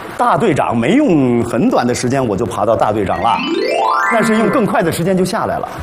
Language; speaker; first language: Chinese; native; Chinese